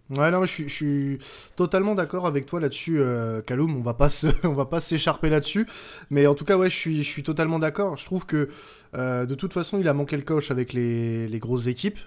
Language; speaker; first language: French; native; French